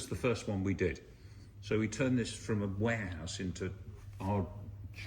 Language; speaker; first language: English; native; English